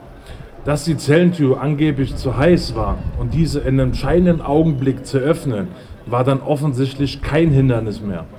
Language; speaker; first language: German; native; German